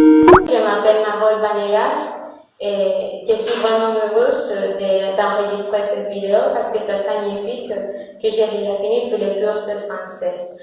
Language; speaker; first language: French; non-native, fluent; Spanish